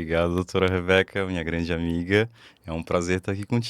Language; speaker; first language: Portuguese; native; Portuguese